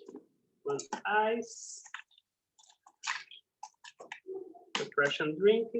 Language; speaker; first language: English; non-native, learner; Portuguese